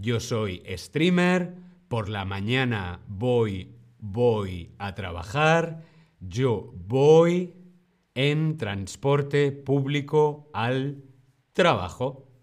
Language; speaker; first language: Spanish; non-native, fluent; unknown